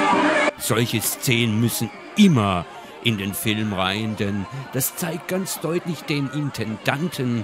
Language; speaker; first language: German; native; German